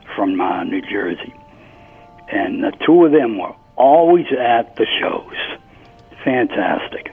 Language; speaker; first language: English; native; English